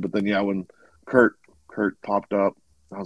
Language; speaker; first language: English; native; English